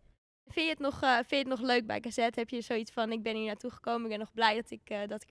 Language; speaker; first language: Dutch; native; Dutch